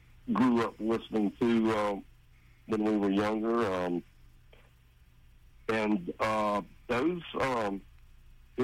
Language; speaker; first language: English; native; English